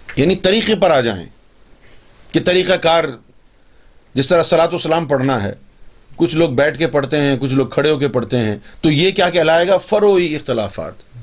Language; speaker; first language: Urdu; native; Urdu